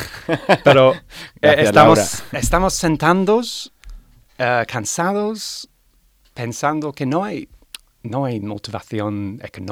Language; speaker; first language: Spanish; non-native, learner; English